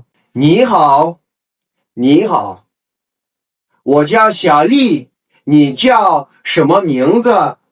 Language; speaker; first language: Chinese; non-native, fluent; Kazakh